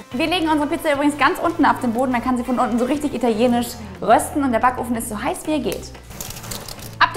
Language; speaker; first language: German; native; German